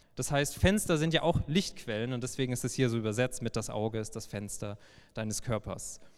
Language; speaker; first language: German; native; German